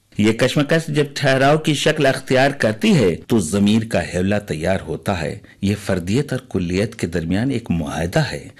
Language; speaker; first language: Urdu; native; Urdu